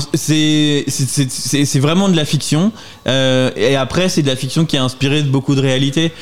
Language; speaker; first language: French; native; French